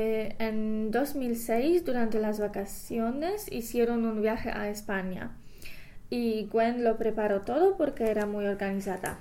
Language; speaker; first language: Spanish; non-native, fluent; English